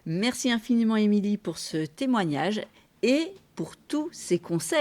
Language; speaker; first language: French; native; French